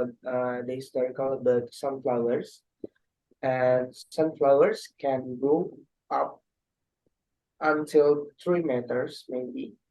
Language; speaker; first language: English; non-native, learner; Indonesian